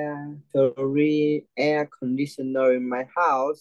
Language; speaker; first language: English; non-native, learner; Vietnamese